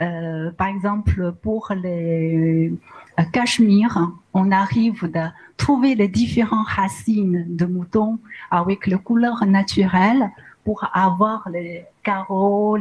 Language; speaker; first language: French; non-native, learner; Chinese